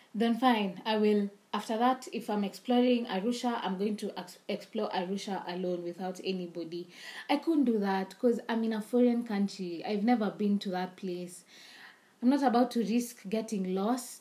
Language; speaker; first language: English; non-native, local second language; Swahili